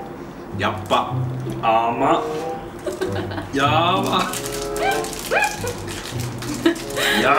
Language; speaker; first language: Japanese; non-native, learner; Spanish